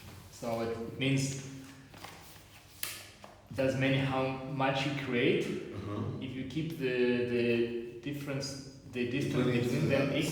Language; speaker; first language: English; non-native, fluent; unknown